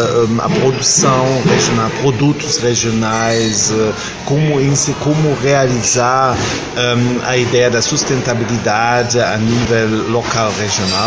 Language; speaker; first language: Portuguese; non-native, fluent; German